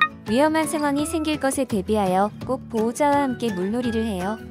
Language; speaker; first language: Korean; native; Korean